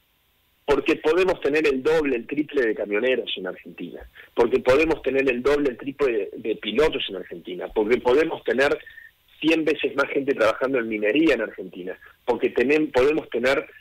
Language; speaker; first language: Spanish; native; Spanish